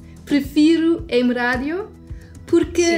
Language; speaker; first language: Portuguese; non-native, learner; German